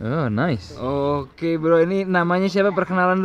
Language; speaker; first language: Indonesian; native; Indonesian